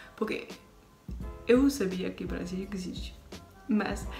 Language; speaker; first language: Portuguese; non-native, learner; French